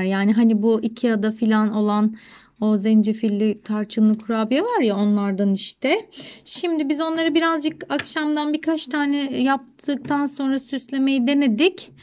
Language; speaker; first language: Turkish; native; Turkish